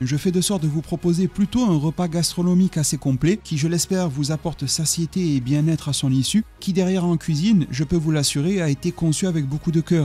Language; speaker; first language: French; native; French